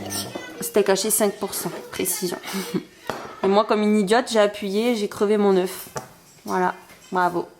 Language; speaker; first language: French; native; French